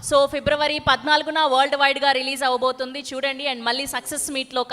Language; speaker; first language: Telugu; native; Telugu